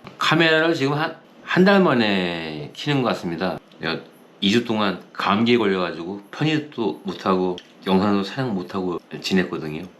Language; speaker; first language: Korean; native; Korean